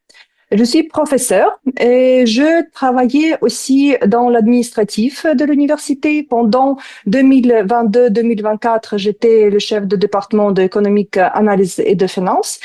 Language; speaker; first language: French; non-native, fluent; Ukrainian